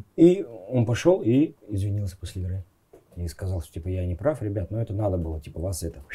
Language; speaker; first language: Russian; native; Russian